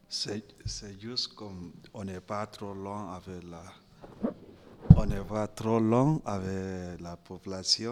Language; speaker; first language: French; non-native, learner; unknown